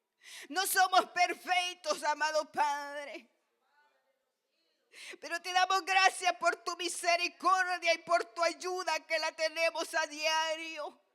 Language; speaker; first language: Spanish; native; Spanish